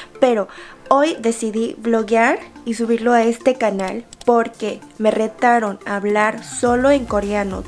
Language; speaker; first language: Spanish; early bilingual, other home language; Korean